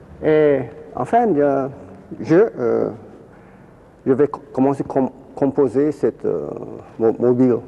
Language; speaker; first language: French; non-native, fluent; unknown